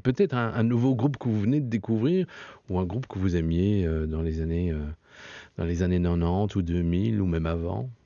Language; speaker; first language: French; native; French